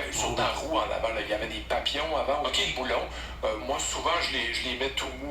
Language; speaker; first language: French; native; French